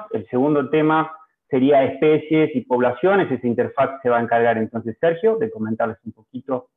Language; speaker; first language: Spanish; native; Spanish